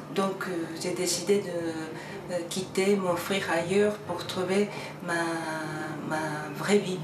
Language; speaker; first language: French; non-native, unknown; Japanese